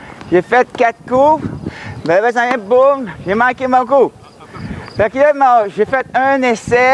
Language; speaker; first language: French; native; French